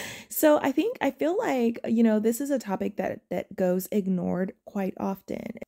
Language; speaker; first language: English; native; English